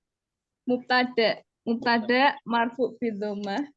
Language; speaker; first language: Arabic; non-native, learner; Indonesian